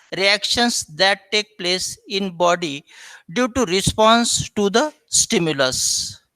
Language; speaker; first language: English; non-native, local second language; Marathi